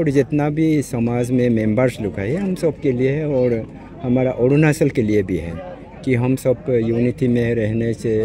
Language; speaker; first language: Hindi; non-native, local second language; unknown